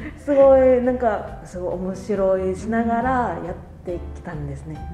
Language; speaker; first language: Japanese; non-native, learner; Vietnamese